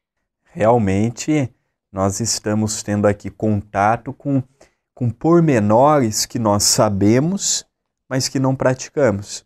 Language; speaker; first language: Portuguese; native; Portuguese